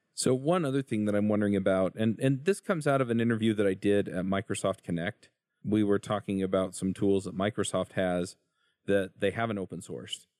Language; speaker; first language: English; native; English